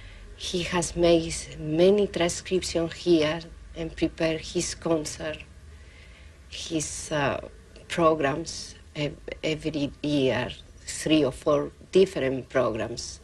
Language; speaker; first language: English; non-native, learner; Spanish